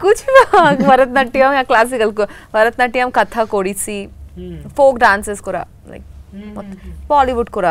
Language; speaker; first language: Telugu; non-native, learner; Bangla